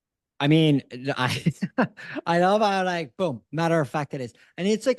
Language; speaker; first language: English; native; English